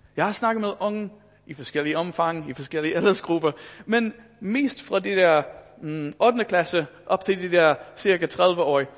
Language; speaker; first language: Danish; non-native, fluent; English